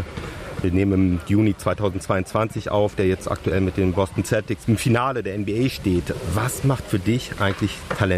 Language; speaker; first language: German; native; German